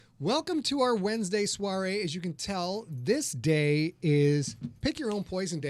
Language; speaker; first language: English; native; English